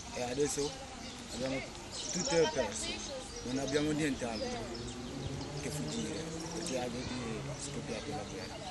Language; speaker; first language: Italian; non-native, learner; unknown